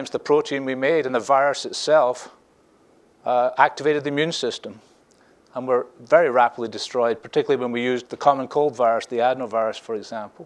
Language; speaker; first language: English; native; English